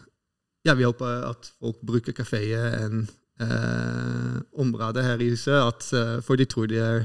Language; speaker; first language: Norwegian; non-native, fluent; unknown